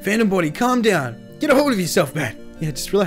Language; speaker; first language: English; native; English